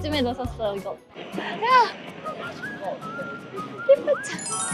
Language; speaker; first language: Korean; early bilingual, heritage; Japanese